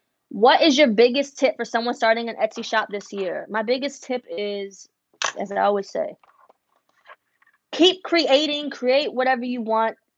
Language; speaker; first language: English; early bilingual, other home language; Spanish